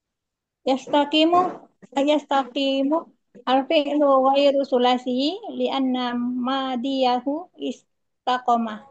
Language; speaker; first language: Arabic; non-native, learner; Indonesian